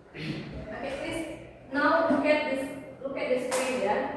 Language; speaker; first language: English; non-native, learner; Indonesian